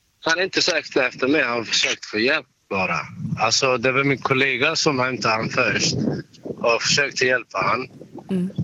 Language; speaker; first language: Swedish; non-native, learner; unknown